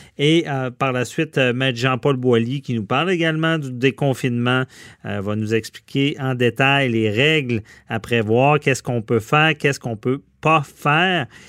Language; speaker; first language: French; native; French